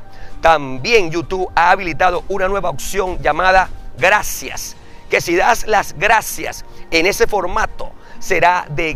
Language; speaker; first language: Spanish; native; Spanish